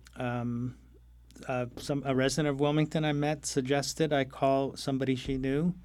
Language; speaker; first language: English; non-native, fluent; Arabic